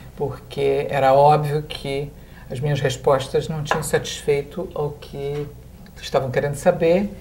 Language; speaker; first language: Portuguese; native; Portuguese